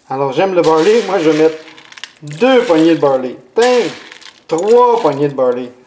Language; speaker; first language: French; native; French